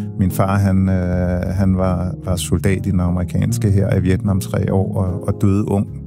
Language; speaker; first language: Danish; early bilingual, other home language; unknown